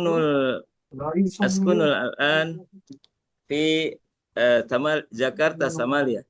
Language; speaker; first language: Arabic; non-native, learner; Indonesian